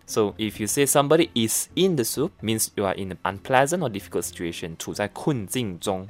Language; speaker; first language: English; non-native, local second language; Chinese